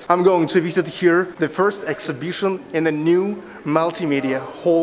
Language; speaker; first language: English; non-native, fluent; Russian